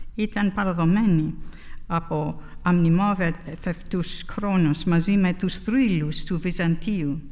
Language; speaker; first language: Greek; non-native, fluent; English